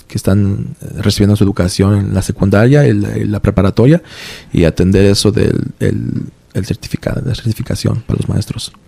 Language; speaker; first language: Spanish; early bilingual, heritage; Spanish